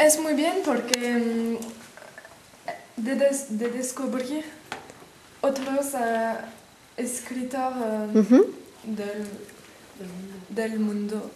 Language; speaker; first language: Spanish; non-native, learner; French